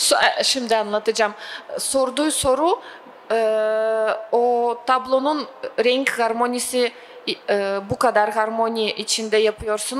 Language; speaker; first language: Turkish; non-native, fluent; Russian